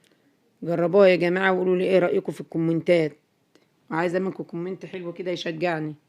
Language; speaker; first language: Arabic; native; Arabic